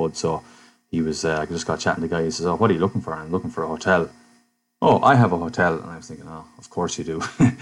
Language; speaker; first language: English; native; English